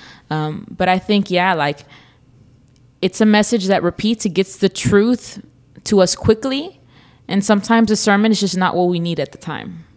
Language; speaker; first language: English; early bilingual, other home language; Spanish